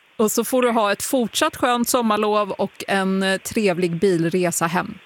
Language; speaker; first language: Swedish; native; Swedish